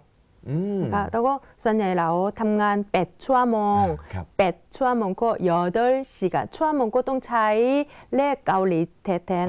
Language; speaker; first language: Thai; non-native, fluent; Korean